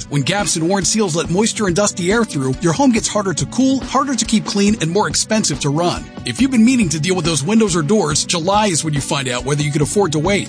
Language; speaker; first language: English; native; English